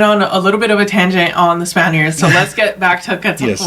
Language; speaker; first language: English; native; English